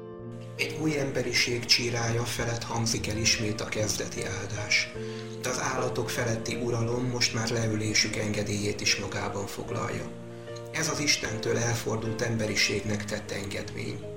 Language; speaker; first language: Hungarian; native; Hungarian